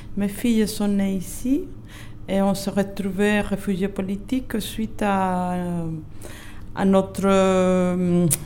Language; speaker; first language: French; non-native, fluent; Spanish